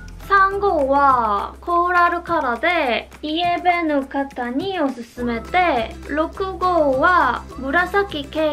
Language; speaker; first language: Japanese; non-native, fluent; Korean